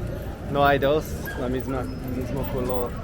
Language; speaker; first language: Spanish; non-native, learner; English